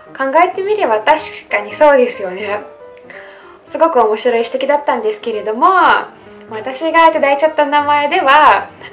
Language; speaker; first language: Japanese; non-native, fluent; Russian